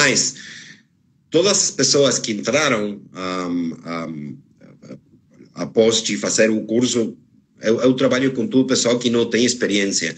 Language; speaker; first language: Portuguese; non-native, fluent; Spanish